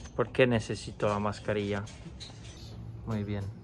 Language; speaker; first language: Spanish; non-native, learner; Romanian